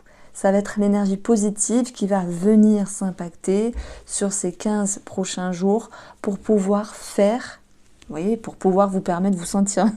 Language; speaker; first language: French; native; French